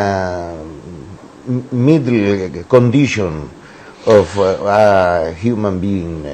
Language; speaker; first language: English; non-native, learner; Spanish